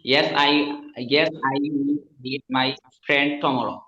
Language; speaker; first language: English; non-native, learner; Bangla